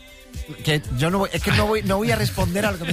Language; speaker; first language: Spanish; native; Spanish